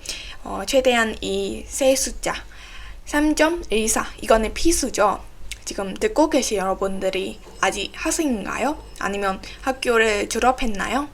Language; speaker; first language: Korean; non-native, fluent; Burmese